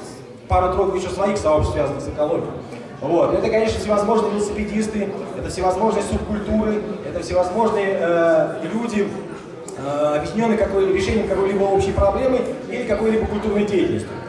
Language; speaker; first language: Russian; native; Russian